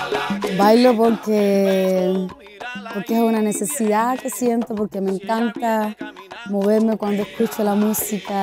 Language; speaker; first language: Spanish; native; Spanish